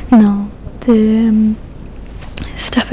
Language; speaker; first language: French; non-native, learner; English